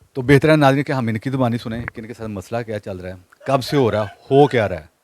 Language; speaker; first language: Hindi; non-native, local second language; Punjabi